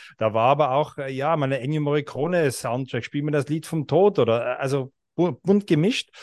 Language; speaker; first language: German; native; German